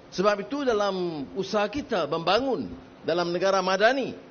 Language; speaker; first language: Malay; native; Malay